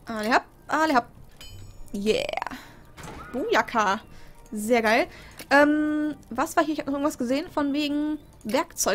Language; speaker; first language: German; native; German